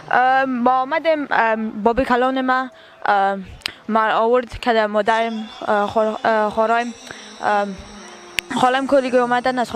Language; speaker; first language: Persian; early bilingual, heritage; Persian